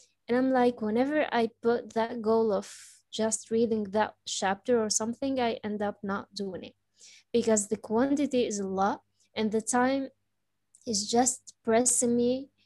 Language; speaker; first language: English; non-native, fluent; Arabic